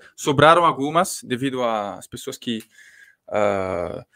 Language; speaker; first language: Portuguese; non-native, fluent; French